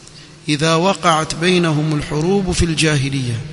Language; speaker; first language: Arabic; non-native, fluent; Swahili